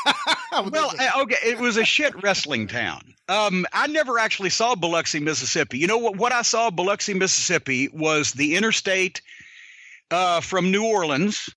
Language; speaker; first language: English; native; English